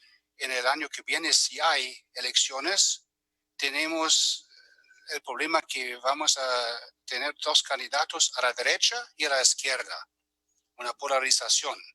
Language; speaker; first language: Spanish; non-native, fluent; German